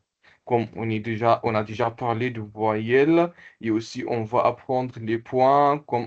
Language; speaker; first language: French; non-native, local second language; Comorian